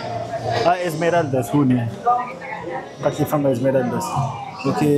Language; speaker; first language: Spanish; non-native, learner; Arabic